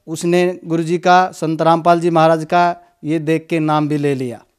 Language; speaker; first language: Hindi; native; Hindi